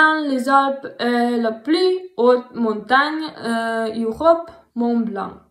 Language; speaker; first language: French; non-native, learner; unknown